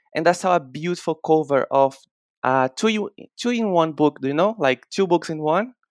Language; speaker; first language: English; non-native, fluent; Portuguese